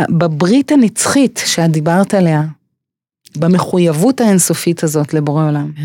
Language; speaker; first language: Hebrew; early bilingual, other home language; English